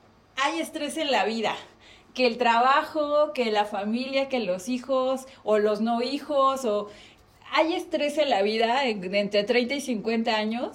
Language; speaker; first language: Spanish; native; Spanish